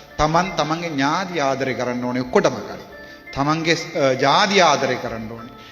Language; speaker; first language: Sinhala; non-native, local second language; Tamil